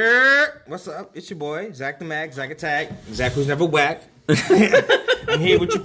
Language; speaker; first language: English; native; English